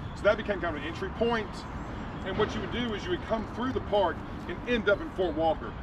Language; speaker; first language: English; native; English